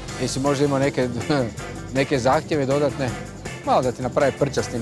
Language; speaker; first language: Croatian; native; Croatian